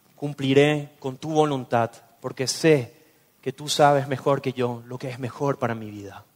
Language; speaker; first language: Spanish; native; Spanish